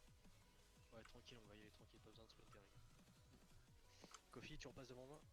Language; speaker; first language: French; native; French